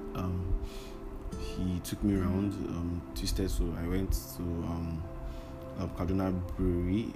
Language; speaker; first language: English; non-native, local second language; Yoruba